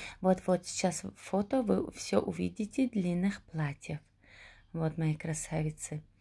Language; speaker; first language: Russian; non-native, local second language; Tajik